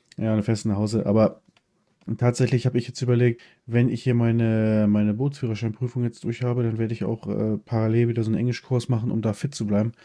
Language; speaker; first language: German; early bilingual, other home language; Polish